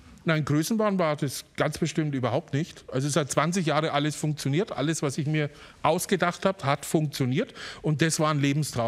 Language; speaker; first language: German; native; German